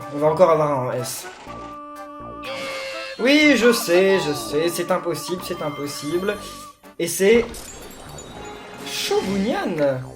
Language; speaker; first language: French; native; French